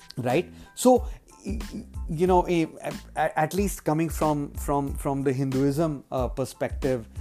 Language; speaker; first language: English; non-native, local second language; Hindi